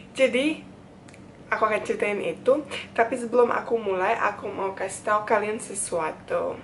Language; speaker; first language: Indonesian; non-native, fluent; Bosnian